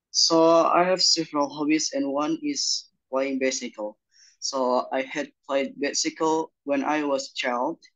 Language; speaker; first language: English; non-native, learner; Indonesian